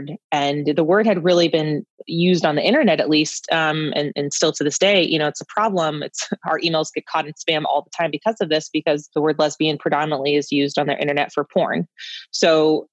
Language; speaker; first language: English; native; English